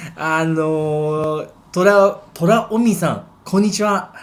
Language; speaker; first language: Japanese; non-native, fluent; English